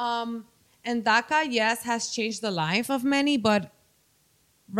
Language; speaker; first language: English; non-native, fluent; Spanish